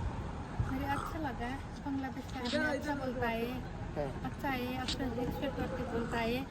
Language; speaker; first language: Hindi; non-native, learner; Nepali